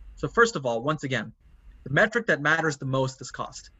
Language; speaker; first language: English; non-native, local second language; Tamil